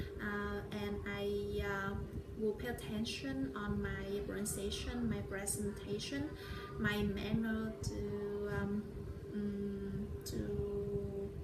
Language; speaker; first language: English; non-native, learner; Vietnamese